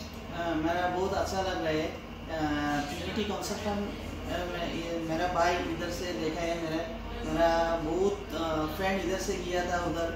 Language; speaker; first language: Hindi; non-native, learner; Bangla